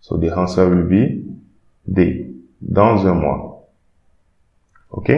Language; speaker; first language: French; non-native, fluent; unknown